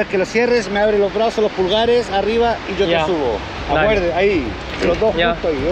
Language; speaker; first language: Spanish; native; Spanish